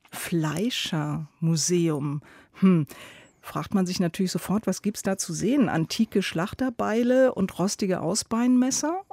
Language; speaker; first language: German; native; German